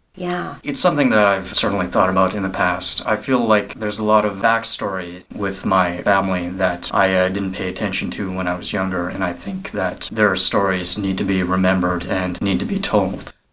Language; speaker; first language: English; native; English